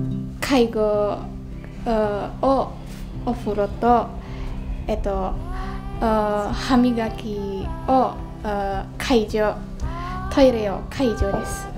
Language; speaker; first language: Japanese; non-native, learner; Indonesian